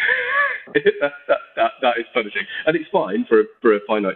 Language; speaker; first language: English; native; English